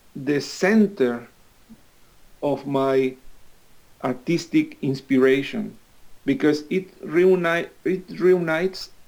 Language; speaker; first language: English; non-native, fluent; Spanish